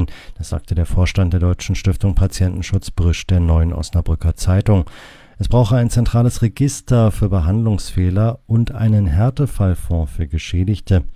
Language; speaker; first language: German; native; German